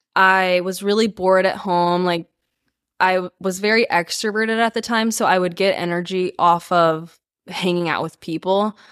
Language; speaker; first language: English; early bilingual, other home language; Spanish